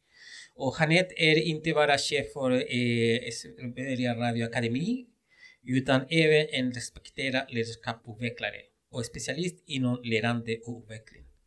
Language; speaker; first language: Swedish; non-native, fluent; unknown